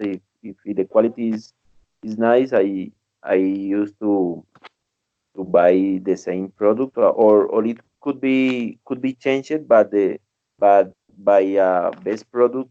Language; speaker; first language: English; non-native, learner; Spanish